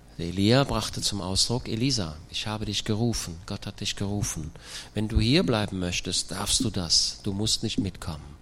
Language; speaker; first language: German; native; German